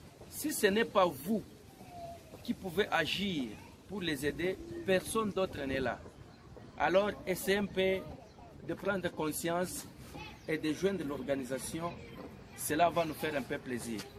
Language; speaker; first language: French; non-native, local second language; Lingala